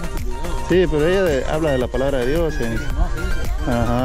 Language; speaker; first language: Spanish; native; Spanish